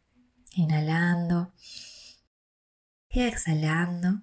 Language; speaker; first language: Spanish; native; Spanish